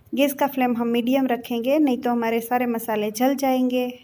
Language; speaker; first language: Hindi; non-native, local second language; Gujarati